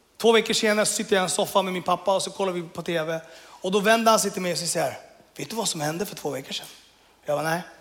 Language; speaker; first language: Swedish; early bilingual, other home language; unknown